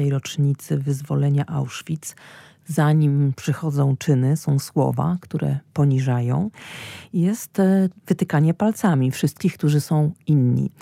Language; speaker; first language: Polish; native; Polish